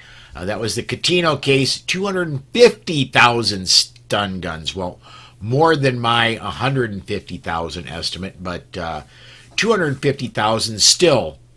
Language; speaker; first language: English; native; English